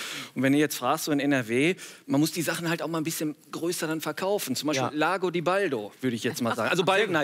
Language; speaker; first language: German; native; German